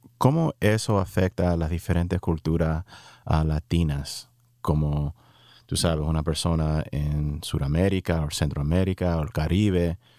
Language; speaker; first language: Spanish; early bilingual, heritage; Spanish